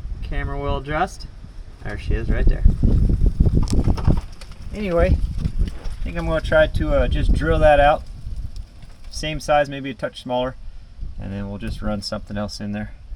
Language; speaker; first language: English; native; English